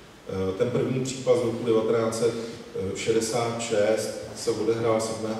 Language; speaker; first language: Czech; native; Czech